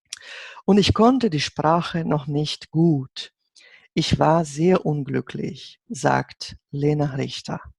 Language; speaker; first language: German; non-native, fluent; Portuguese